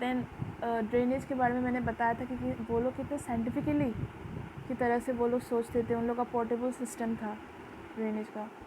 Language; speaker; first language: Hindi; non-native, local second language; Bangla